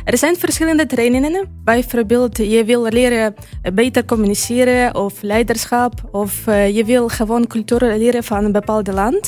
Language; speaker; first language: Dutch; non-native, fluent; Ukrainian